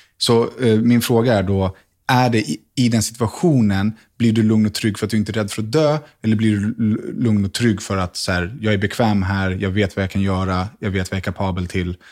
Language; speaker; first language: Swedish; native; Swedish